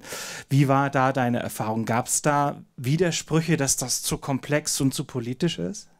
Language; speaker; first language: German; native; German